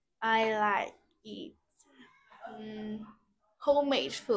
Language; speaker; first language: English; non-native, learner; Vietnamese